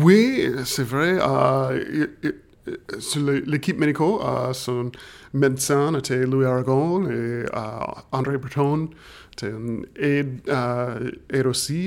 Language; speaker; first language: French; non-native, fluent; English